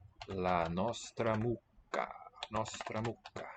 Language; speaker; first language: Italian; non-native, learner; English